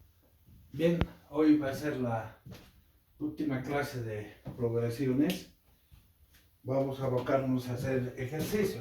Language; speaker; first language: Spanish; native; Spanish